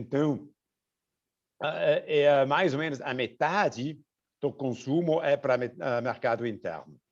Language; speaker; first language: Portuguese; non-native, fluent; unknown